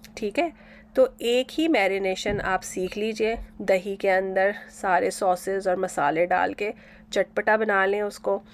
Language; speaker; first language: Urdu; native; Urdu